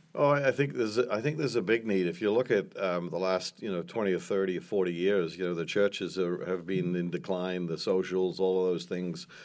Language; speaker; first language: English; native; English